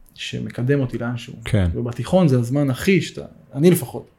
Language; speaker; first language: Hebrew; native; Hebrew